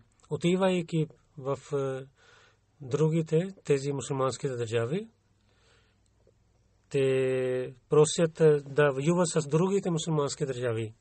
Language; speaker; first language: Bulgarian; non-native, learner; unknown